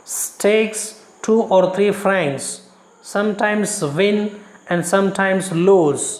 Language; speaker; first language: English; non-native, local second language; Kannada